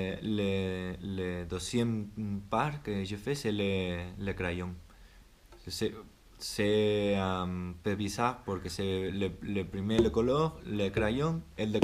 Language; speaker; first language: French; non-native, learner; Spanish